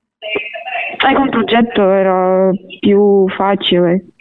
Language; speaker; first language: Italian; non-native, learner; Ukrainian